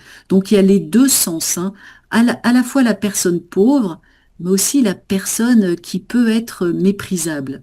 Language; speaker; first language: French; native; French